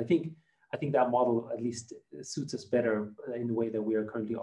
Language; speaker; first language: English; non-native, fluent; German